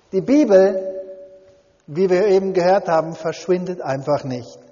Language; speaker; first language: German; early bilingual, heritage; German